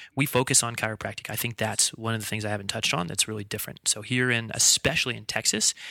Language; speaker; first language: English; native; English